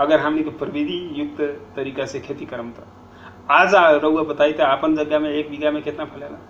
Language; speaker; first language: Bhojpuri; non-native, local second language; Nepali